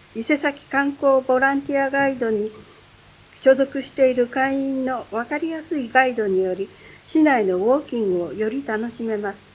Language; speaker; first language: Japanese; native; Japanese